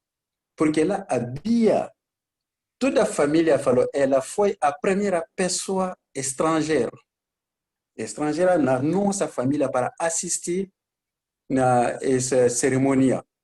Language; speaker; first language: Portuguese; non-native, learner; Bambara